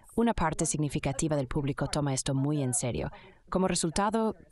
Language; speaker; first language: Spanish; non-native, fluent; Indonesian